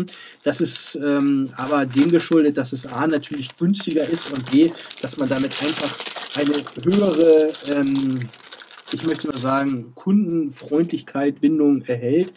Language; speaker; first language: German; native; German